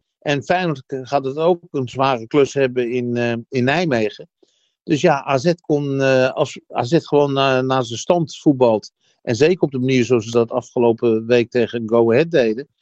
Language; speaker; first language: Dutch; native; Dutch